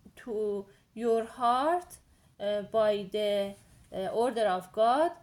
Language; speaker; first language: English; non-native, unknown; Persian